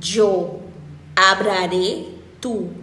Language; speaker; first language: Spanish; non-native, learner; Haitian Creole